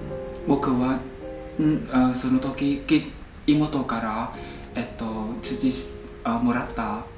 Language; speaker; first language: Japanese; non-native, learner; Vietnamese